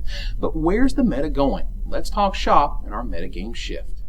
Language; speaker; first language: English; native; English